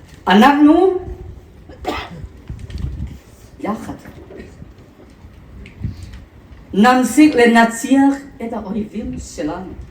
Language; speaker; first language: Hebrew; non-native, fluent; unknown